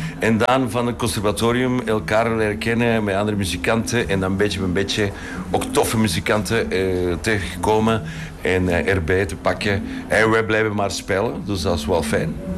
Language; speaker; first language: Dutch; non-native, fluent; Spanish